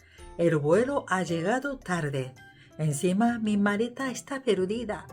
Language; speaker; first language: Spanish; non-native, fluent; Japanese